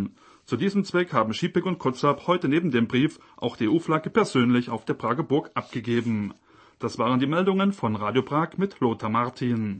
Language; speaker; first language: German; native; German